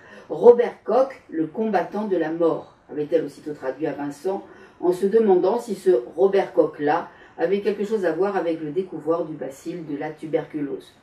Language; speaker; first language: French; native; French